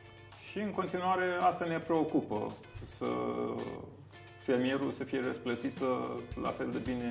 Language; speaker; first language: Romanian; non-native, fluent; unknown